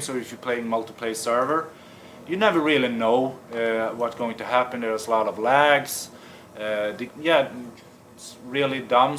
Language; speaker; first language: English; non-native, fluent; Swedish